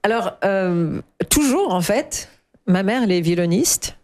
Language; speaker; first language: French; non-native, fluent; German